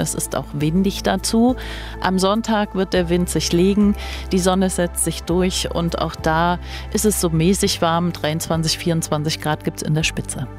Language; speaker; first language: German; native; German